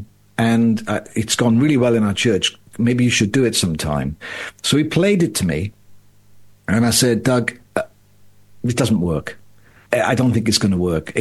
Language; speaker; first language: English; native; English